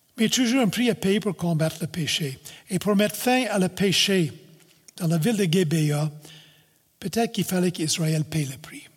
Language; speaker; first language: French; non-native, local second language; English